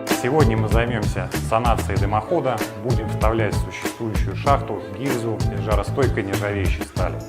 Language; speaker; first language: Russian; native; Russian